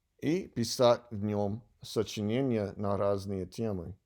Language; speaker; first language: Russian; non-native, learner; English